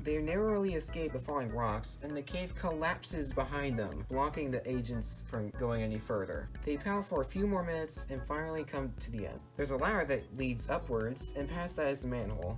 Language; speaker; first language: English; native; English